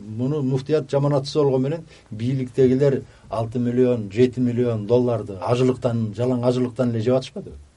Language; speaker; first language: Kyrgyz; native; Kyrgyz